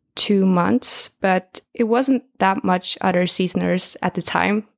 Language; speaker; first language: English; non-native, fluent; Swedish